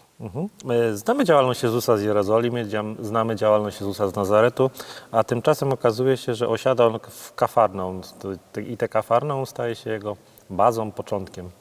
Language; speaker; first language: Polish; native; Polish